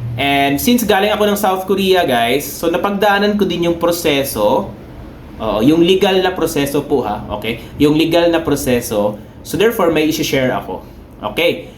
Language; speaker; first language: Filipino; non-native, local second language; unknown